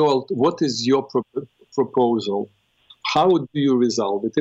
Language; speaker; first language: English; non-native, fluent; Russian